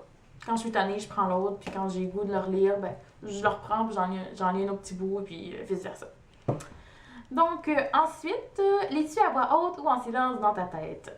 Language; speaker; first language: French; native; French